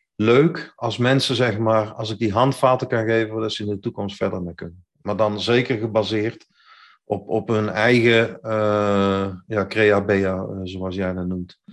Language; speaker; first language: Dutch; native; Dutch